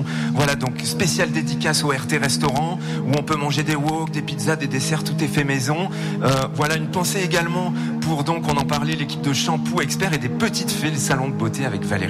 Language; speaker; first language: French; native; French